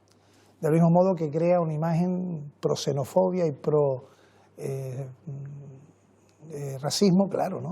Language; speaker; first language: Spanish; native; Spanish